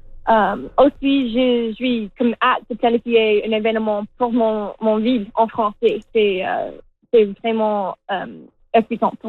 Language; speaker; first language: French; non-native, local second language; English